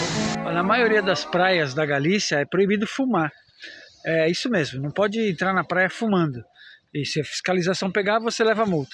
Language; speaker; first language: Portuguese; native; Portuguese